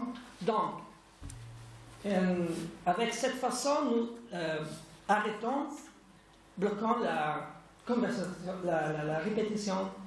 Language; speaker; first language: French; non-native, fluent; Italian